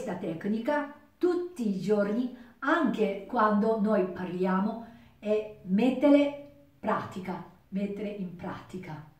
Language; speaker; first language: Italian; non-native, learner; Japanese